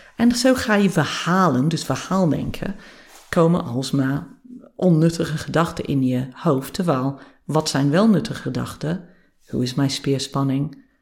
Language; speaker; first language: Dutch; non-native, fluent; English